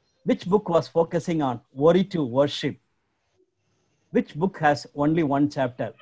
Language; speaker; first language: English; non-native, local second language; Tamil